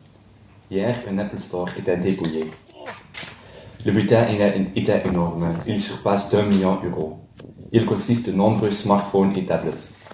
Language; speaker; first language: French; non-native, learner; Dutch